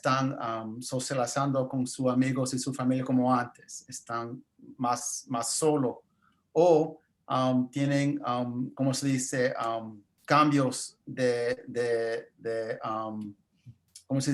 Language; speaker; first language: Spanish; early bilingual, heritage; English